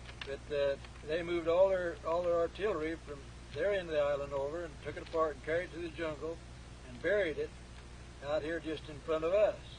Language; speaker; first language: English; native; English